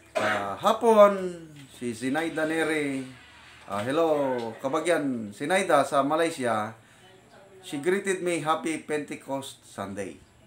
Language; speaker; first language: Filipino; non-native, local second language; Iloko